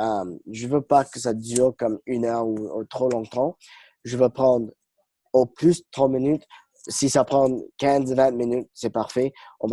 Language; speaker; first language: French; non-native, fluent; English